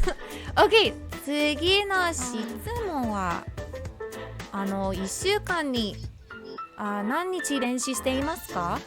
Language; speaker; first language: Japanese; non-native, learner; English